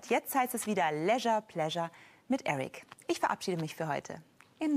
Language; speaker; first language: German; native; German